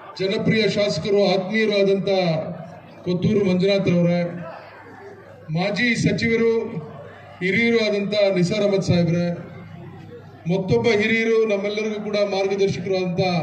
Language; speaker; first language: Kannada; native; Kannada